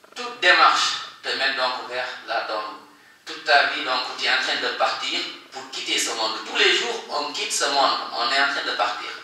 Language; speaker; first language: French; non-native, local second language; Wolof